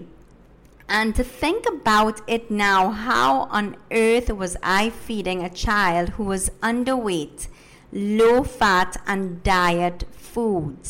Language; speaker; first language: English; early bilingual, other home language; Spanish